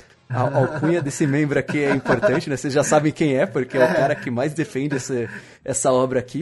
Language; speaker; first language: Portuguese; native; Portuguese